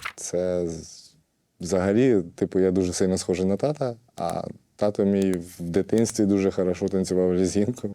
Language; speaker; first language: Ukrainian; native; Ukrainian